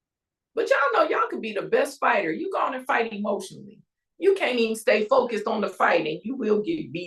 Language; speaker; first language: English; native; English